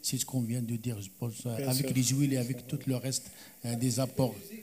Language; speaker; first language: French; non-native, local second language; Arabic